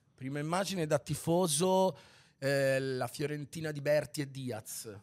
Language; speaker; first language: Italian; native; Italian